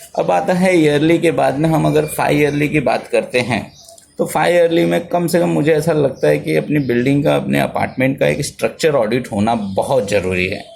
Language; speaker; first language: Hindi; native; Hindi